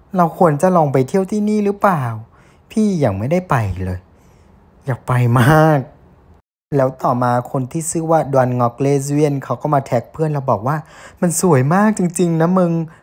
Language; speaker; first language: Thai; non-native, fluent; Vietnamese